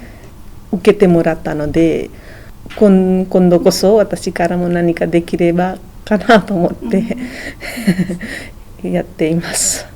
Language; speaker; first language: Japanese; non-native, fluent; Nepali